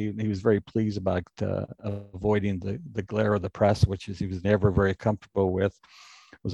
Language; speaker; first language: English; native; English